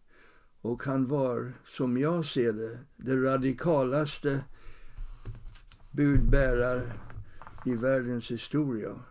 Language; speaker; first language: Swedish; non-native, fluent; English